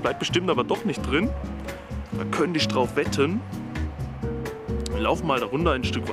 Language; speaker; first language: German; native; German